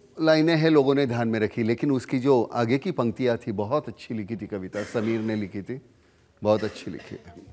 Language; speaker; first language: Hindi; non-native, local second language; Marathi